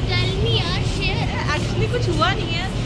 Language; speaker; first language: Hindi; native; Hindi